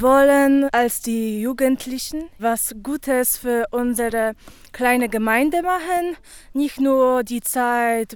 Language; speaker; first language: German; non-native, local second language; Polish